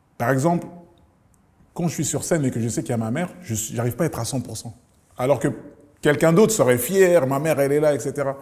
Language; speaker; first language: French; early bilingual, other home language; Lingala